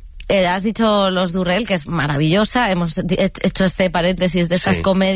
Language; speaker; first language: Spanish; native; Spanish